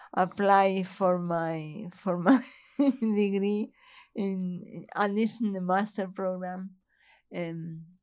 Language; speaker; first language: English; non-native, fluent; Spanish